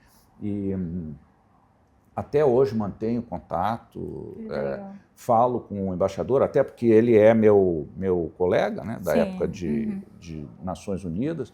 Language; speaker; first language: Portuguese; native; Portuguese